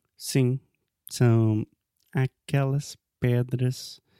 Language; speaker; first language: Portuguese; non-native, fluent; English